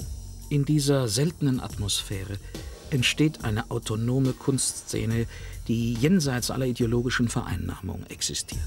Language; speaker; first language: German; native; German